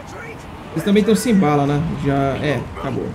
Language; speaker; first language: Portuguese; native; Portuguese